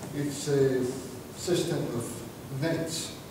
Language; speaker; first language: English; non-native, fluent; French